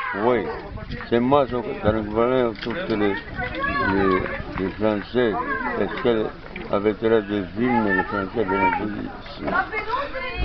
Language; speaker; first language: French; non-native, learner; Italian